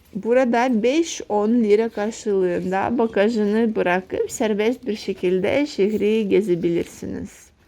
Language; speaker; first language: Turkish; non-native, fluent; Russian